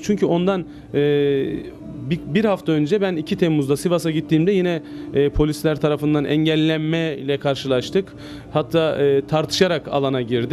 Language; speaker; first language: Turkish; native; Turkish